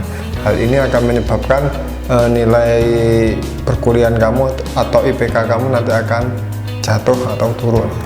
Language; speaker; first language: Indonesian; native; Indonesian